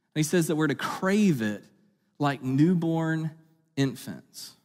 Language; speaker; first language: English; native; English